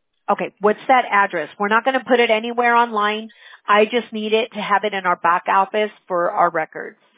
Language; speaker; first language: English; early bilingual, other home language; Spanish